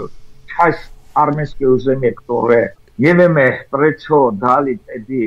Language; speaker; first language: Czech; non-native, fluent; Armenian